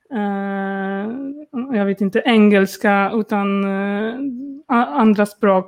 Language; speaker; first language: Swedish; non-native, learner; Polish